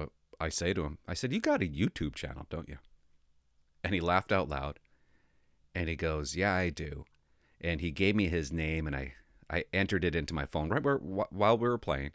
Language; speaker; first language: English; native; English